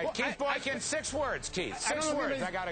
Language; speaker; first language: English; native; English